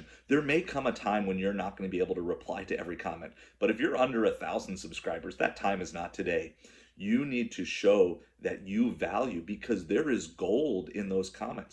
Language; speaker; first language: English; native; English